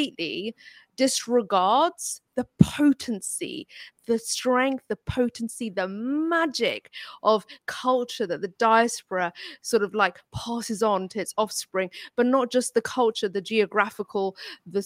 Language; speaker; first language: English; non-native, local second language; Urdu